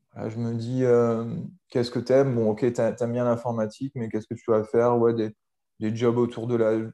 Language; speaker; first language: French; native; French